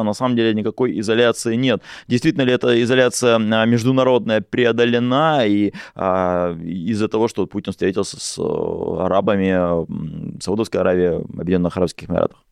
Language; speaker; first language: Russian; native; Russian